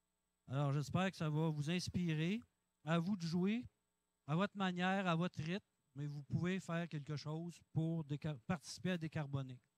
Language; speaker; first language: French; native; French